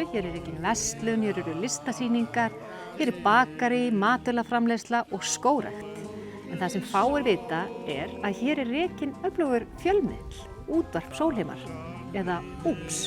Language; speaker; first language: Icelandic; native; Icelandic